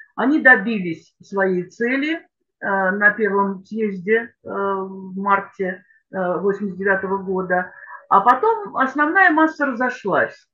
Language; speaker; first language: Russian; native; Russian